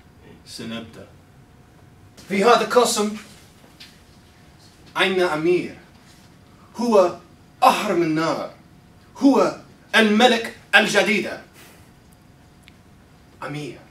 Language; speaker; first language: Arabic; non-native, learner; English